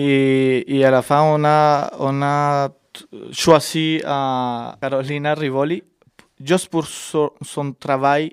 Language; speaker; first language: French; non-native, fluent; Spanish